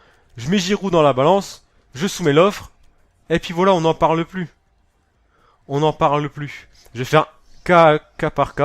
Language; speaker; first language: French; native; French